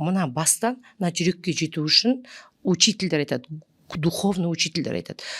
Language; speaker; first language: Russian; non-native, local second language; Kazakh